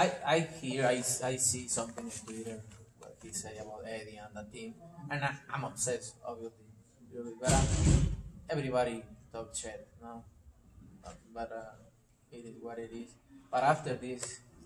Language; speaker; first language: English; non-native, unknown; Spanish